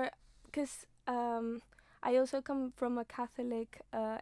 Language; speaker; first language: English; non-native, fluent; Spanish